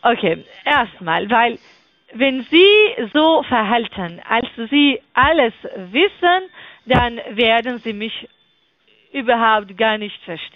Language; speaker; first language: German; non-native, fluent; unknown